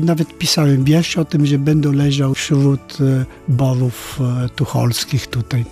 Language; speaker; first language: Polish; non-native, fluent; Italian